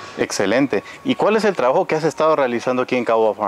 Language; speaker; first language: Spanish; native; Spanish